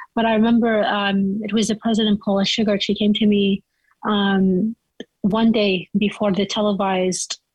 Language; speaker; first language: English; non-native, fluent; Arabic